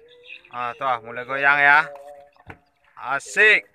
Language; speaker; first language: Indonesian; native; Indonesian